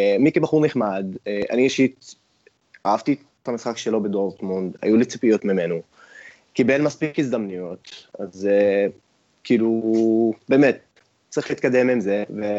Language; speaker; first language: Hebrew; non-native, local second language; Arabic